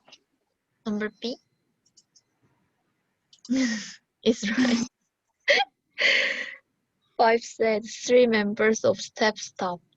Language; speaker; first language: English; non-native, learner; Korean